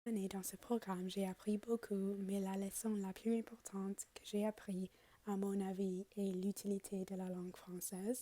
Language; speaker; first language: French; non-native, local second language; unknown